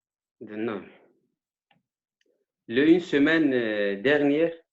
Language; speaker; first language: French; non-native, learner; Kurdish